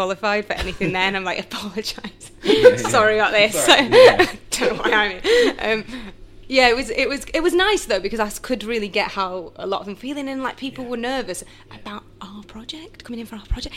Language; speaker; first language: English; native; English